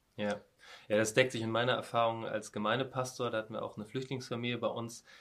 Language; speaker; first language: German; native; German